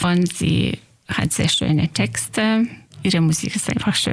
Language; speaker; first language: German; non-native, fluent; Lithuanian